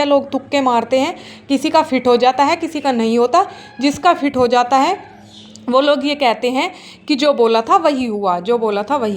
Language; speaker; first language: Hindi; native; Hindi